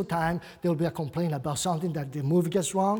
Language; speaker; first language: English; non-native, fluent; Portuguese